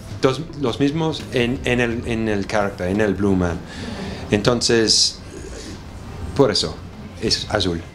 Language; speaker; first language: Spanish; non-native, learner; English